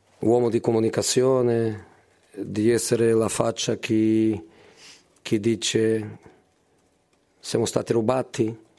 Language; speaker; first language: Italian; non-native, fluent; Portuguese